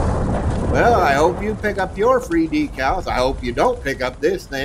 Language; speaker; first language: English; native; English